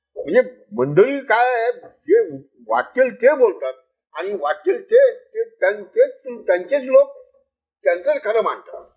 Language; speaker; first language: Marathi; non-native, local second language; Urdu